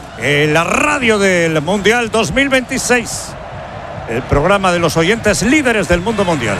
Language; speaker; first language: Spanish; native; Spanish